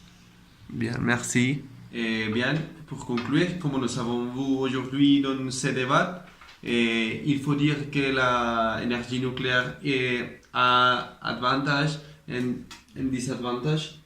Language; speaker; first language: French; non-native, learner; Spanish